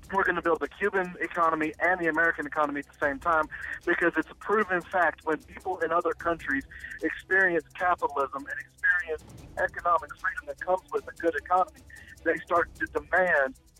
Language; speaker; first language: English; non-native, fluent; Spanish